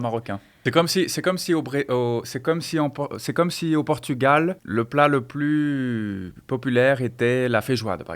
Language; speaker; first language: French; non-native, fluent; Portuguese